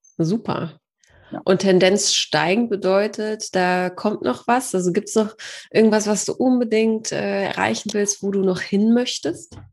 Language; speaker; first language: German; early bilingual, other home language; Polish